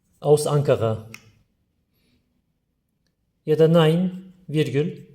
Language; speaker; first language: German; non-native, fluent; Turkish